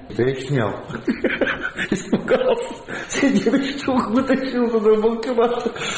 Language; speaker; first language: Russian; native; Russian